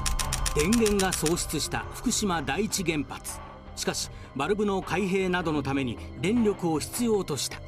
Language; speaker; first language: Japanese; native; Japanese